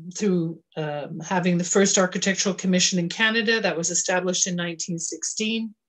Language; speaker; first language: English; native; English